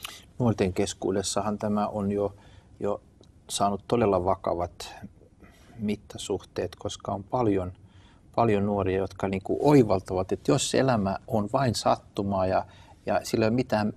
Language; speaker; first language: Finnish; native; Finnish